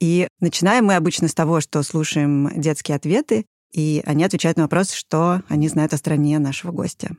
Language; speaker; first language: Russian; native; Russian